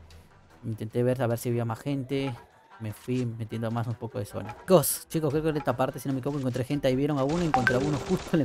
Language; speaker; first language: Spanish; native; Spanish